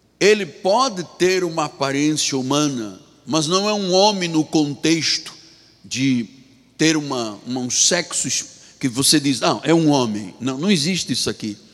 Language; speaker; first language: Portuguese; native; Portuguese